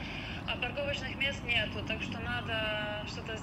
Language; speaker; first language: Russian; non-native, local second language; Romanian